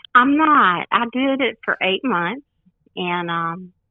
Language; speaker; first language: English; native; English